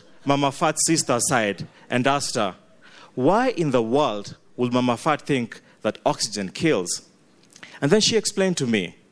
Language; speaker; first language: English; non-native, local second language; Ganda